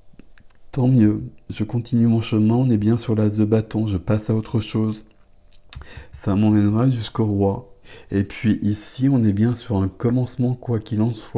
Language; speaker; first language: French; native; French